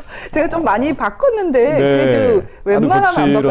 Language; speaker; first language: Korean; native; Korean